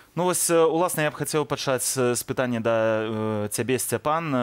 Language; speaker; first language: Belarusian; native; Belarusian